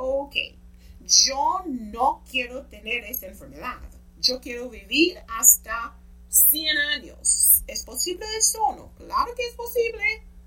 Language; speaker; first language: Spanish; non-native, fluent; English